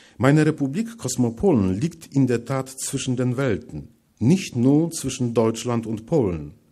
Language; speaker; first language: German; non-native, fluent; Polish